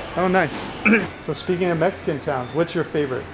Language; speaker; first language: English; native; English